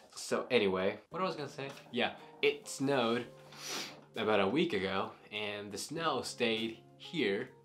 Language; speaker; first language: English; non-native, fluent; Japanese